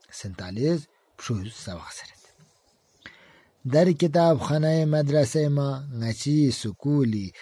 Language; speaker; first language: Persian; non-native, fluent; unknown